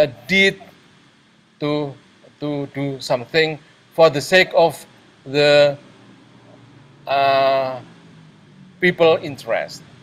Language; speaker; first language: English; non-native, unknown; Indonesian